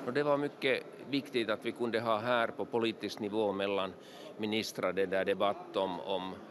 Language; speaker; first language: Swedish; non-native, local second language; Finnish